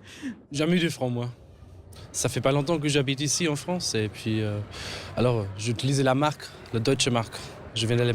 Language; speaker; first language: French; native; French